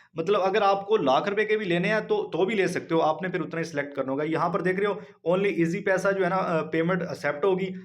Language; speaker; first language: Urdu; non-native, local second language; Punjabi